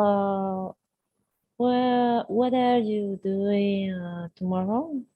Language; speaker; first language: English; non-native, learner; Spanish